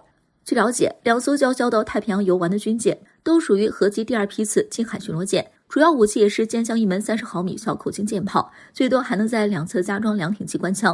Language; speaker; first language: Chinese; native; Chinese